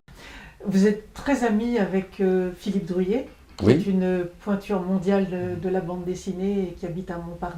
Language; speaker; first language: French; native; French